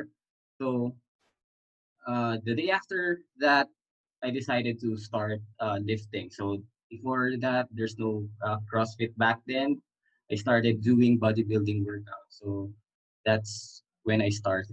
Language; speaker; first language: English; non-native, local second language; Filipino